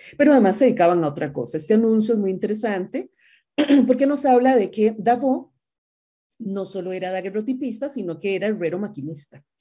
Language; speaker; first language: Spanish; native; Spanish